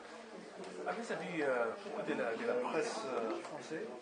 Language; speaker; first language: French; non-native, learner; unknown